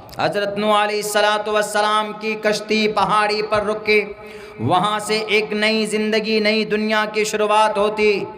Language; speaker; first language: Urdu; native; Urdu